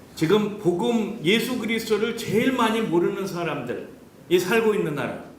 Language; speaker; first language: Korean; early bilingual, heritage; Spanish